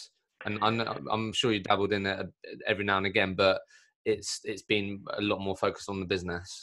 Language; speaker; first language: English; native; English